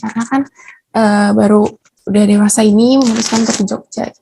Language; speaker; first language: Indonesian; native; Indonesian